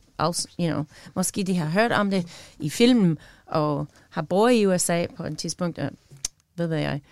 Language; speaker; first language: Danish; non-native, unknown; English